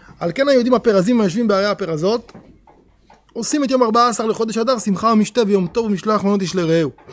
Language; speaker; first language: Hebrew; native; Hebrew